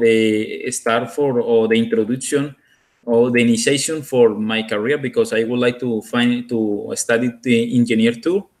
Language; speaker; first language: English; non-native, learner; Spanish